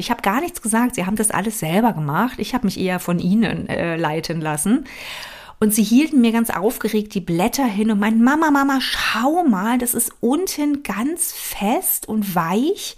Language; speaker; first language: German; native; German